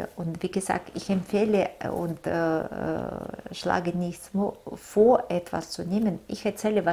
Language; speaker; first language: German; non-native, fluent; Russian